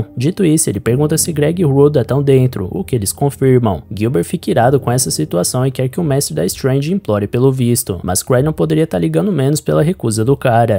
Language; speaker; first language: Portuguese; native; Portuguese